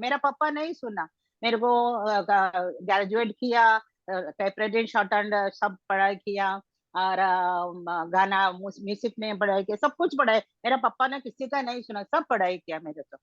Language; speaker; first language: Hindi; non-native, local second language; Tamil